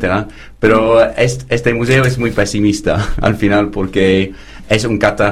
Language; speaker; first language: Spanish; non-native, fluent; English